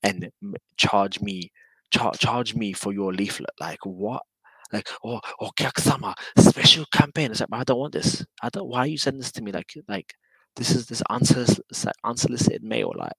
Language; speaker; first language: English; native; English